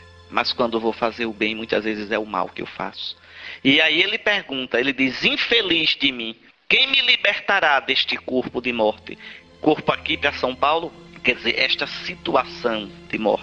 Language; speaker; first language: Portuguese; native; Portuguese